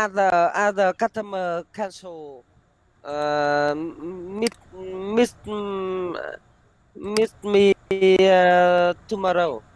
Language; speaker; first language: English; non-native, learner; Vietnamese